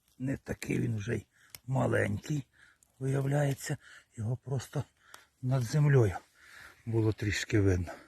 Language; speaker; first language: Ukrainian; native; Ukrainian